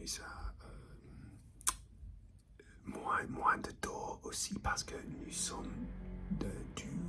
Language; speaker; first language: French; non-native, learner; English